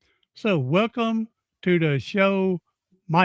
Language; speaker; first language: English; native; English